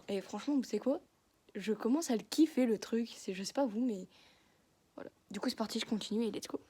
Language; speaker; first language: French; native; French